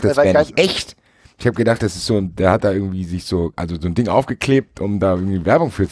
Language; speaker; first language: German; native; German